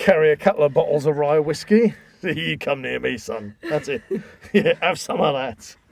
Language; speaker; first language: English; native; English